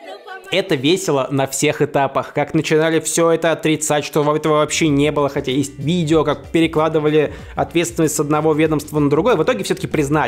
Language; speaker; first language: Russian; native; Russian